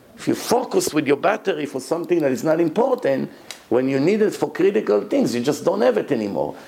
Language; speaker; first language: English; non-native, fluent; Hebrew